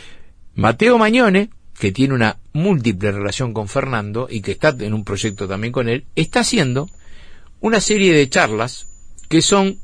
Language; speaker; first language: Spanish; native; Spanish